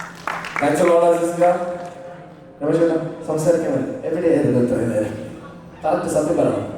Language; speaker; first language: Malayalam; native; Malayalam